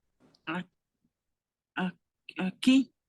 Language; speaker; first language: Spanish; native; Spanish